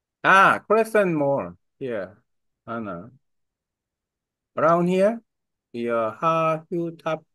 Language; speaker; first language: English; non-native, learner; Korean